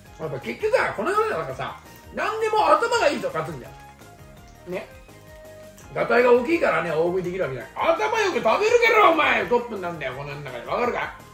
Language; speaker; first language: Japanese; early bilingual, other home language; Turkish